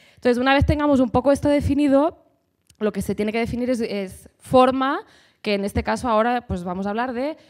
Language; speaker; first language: Spanish; native; Spanish